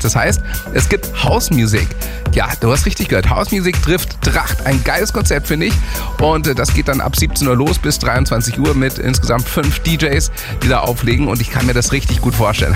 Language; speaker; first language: German; native; German